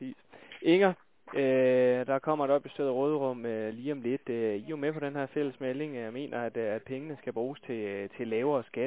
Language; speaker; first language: Danish; native; Danish